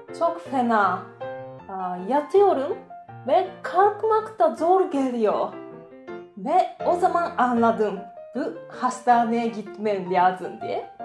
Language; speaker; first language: Turkish; non-native, learner; Japanese